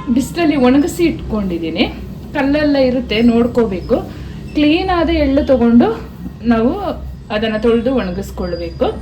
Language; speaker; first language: Kannada; non-native, local second language; Kodava